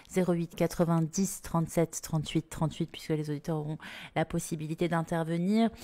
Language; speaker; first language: French; native; French